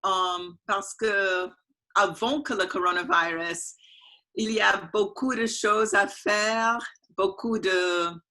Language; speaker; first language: French; non-native, learner; English